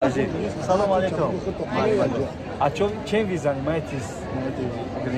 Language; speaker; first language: Russian; non-native, local second language; Tajik